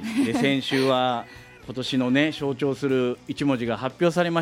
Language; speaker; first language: Japanese; native; Japanese